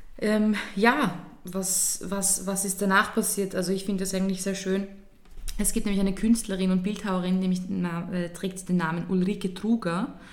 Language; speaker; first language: German; early bilingual, other home language; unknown